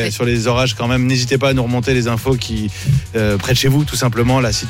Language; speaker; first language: French; native; French